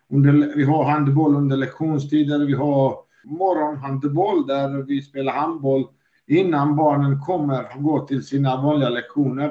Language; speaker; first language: Swedish; non-native, fluent; Serbian